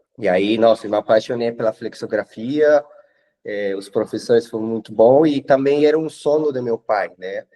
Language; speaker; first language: Portuguese; non-native, fluent; Spanish